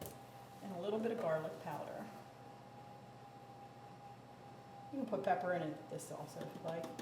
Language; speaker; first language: English; native; English